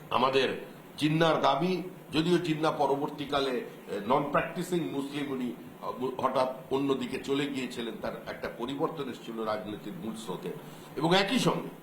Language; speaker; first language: Bangla; native; Bangla